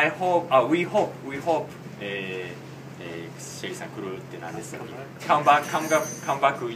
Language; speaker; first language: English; non-native, learner; Japanese